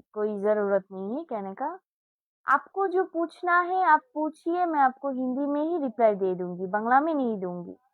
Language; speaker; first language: Hindi; non-native, learner; Bangla